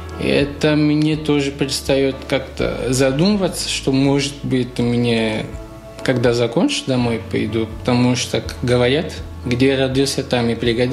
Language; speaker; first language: Russian; non-native, fluent; Portuguese